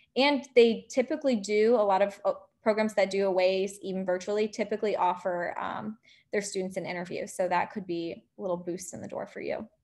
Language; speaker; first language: English; native; English